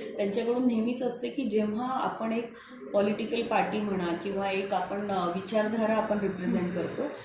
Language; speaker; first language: Marathi; non-native, local second language; Hindi